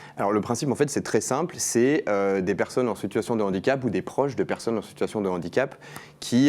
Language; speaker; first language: French; native; French